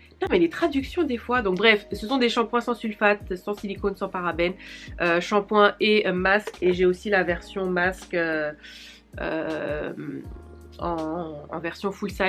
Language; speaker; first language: French; native; French